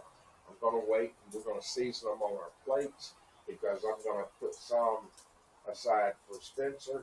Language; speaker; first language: English; native; English